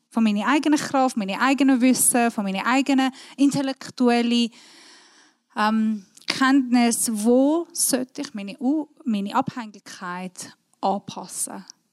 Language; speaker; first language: German; non-native, fluent; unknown